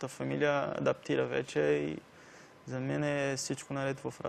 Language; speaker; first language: Bulgarian; non-native, learner; Portuguese